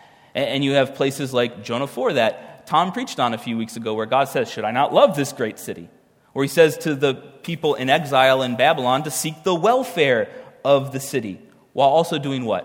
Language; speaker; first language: English; native; English